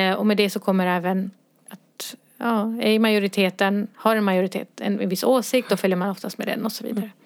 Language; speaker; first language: Swedish; early bilingual, other home language; Arabic